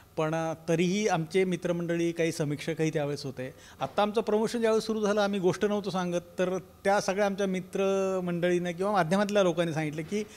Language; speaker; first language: Marathi; native; Marathi